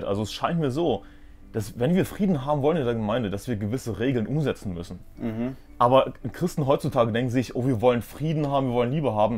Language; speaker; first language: German; native; German